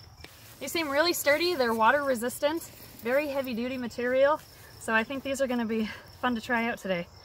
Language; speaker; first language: English; native; English